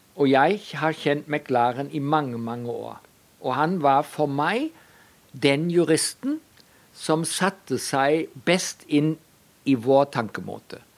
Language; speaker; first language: Norwegian; non-native, fluent; German